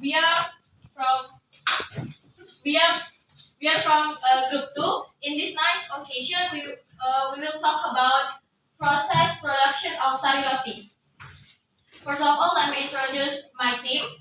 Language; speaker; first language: English; non-native, learner; Indonesian